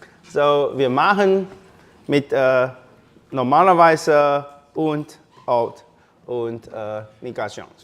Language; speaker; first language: German; non-native, learner; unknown